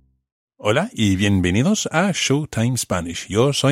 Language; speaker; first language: Spanish; non-native, fluent; English